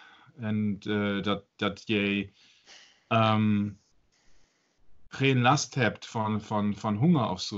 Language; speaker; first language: Dutch; non-native, learner; German